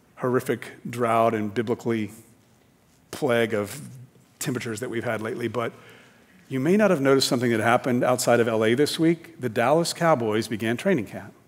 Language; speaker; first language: English; native; English